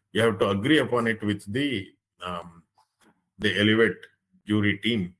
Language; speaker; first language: English; non-native, local second language; Kannada